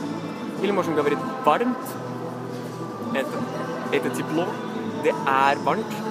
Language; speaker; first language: Russian; non-native, fluent; Norwegian